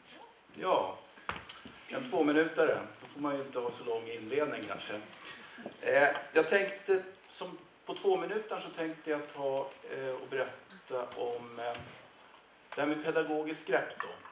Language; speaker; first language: Swedish; native; Swedish